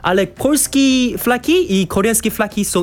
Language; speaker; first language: Polish; non-native, learner; Korean